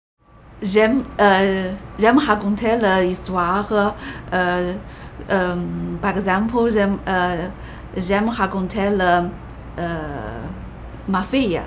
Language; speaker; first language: French; non-native, learner; Chinese